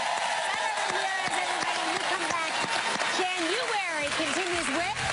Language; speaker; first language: English; native; English